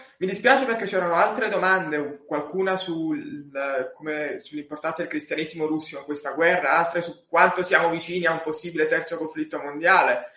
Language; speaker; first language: Italian; native; Italian